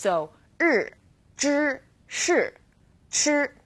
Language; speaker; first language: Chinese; non-native, fluent; English